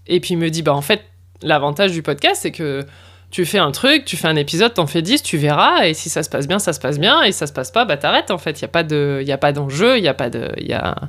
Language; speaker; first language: French; native; French